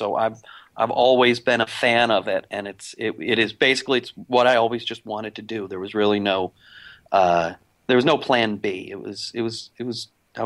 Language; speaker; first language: English; native; English